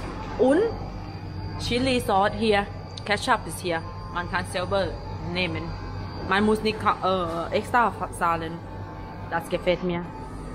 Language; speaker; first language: German; non-native, learner; Thai